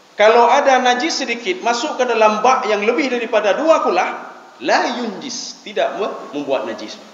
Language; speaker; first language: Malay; non-native, local second language; Achinese